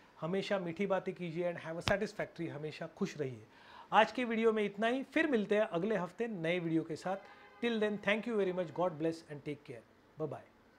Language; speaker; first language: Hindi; non-native, local second language; Marathi